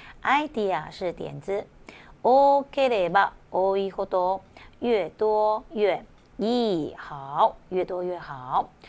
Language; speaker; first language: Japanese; non-native, fluent; Chinese